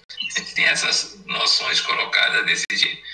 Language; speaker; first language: Portuguese; native; Portuguese